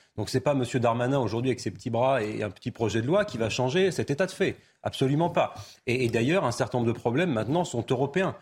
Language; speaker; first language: French; native; French